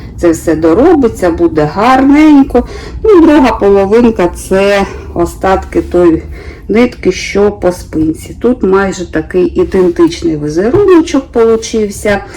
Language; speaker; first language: Ukrainian; non-native, local second language; Russian